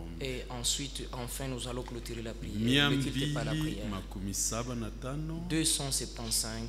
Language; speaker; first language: French; non-native, local second language; Swahili